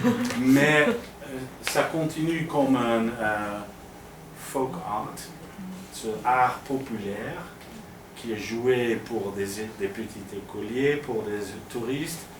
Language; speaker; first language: French; non-native, fluent; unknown